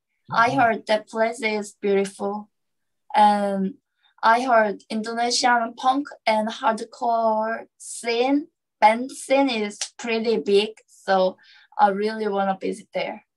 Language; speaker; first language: English; non-native, learner; Korean